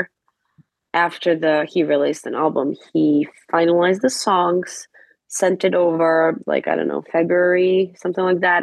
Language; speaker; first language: English; non-native, fluent; Serbian